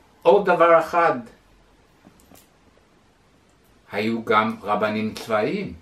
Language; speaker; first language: Hebrew; non-native, fluent; English